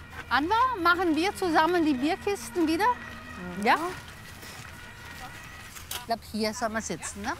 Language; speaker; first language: German; native; German